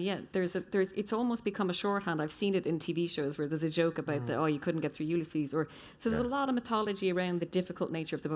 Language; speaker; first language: English; native; English